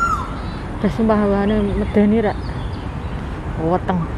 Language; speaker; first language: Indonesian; non-native, local second language; Javanese